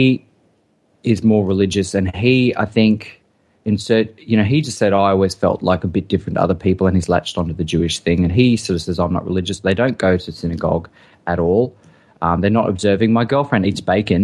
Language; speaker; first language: English; native; English